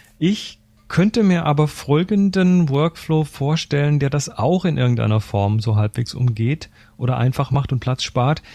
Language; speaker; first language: German; native; German